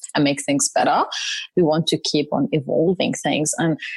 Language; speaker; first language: English; non-native, fluent; Arabic